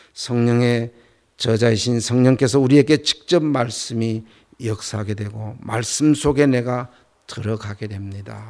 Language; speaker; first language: Korean; native; Korean